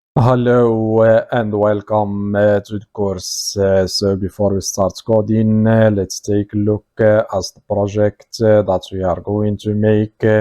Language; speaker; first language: English; non-native, fluent; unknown